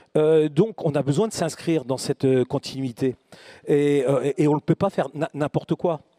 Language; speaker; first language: French; native; French